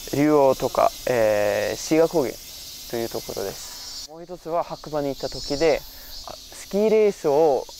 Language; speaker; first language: Japanese; non-native, fluent; Norwegian